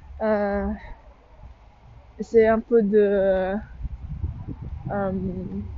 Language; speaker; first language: French; non-native, learner; English